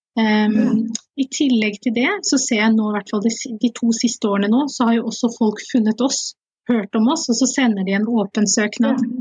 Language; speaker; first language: Norwegian; early bilingual, other home language; Somali